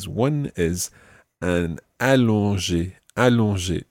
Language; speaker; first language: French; non-native, fluent; English